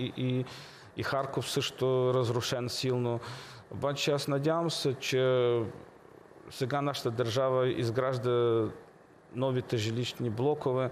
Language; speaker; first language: Bulgarian; early bilingual, heritage; Bulgarian